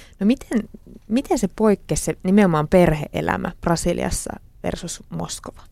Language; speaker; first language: Finnish; native; Finnish